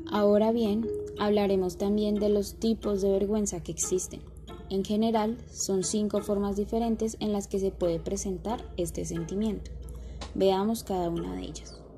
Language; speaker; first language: Spanish; native; Spanish